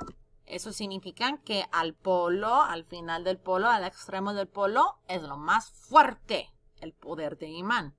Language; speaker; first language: Spanish; non-native, fluent; English